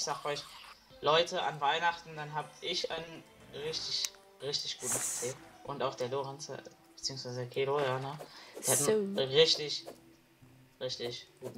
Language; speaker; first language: German; native; German